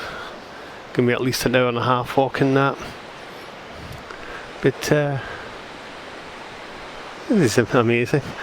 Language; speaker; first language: English; native; English